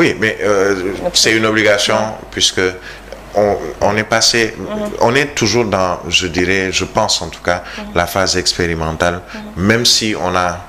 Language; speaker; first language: French; non-native, local second language; Wolof